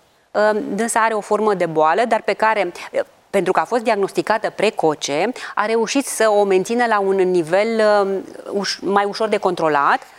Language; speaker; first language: Romanian; native; Romanian